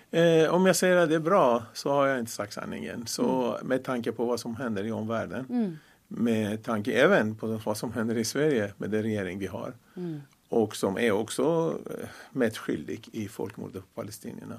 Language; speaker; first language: Swedish; non-native, fluent; Persian